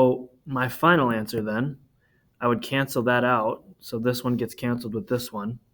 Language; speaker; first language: English; native; English